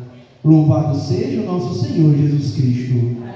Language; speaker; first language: Portuguese; native; Portuguese